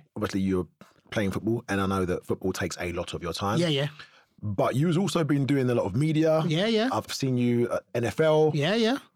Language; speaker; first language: English; native; English